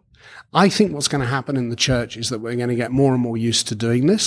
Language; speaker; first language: English; native; English